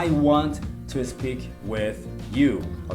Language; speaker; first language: English; non-native, learner; Portuguese